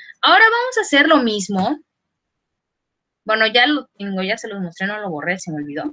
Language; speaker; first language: Spanish; native; Spanish